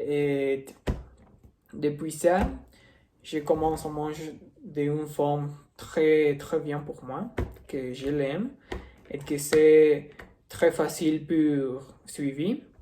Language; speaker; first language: French; non-native, learner; Spanish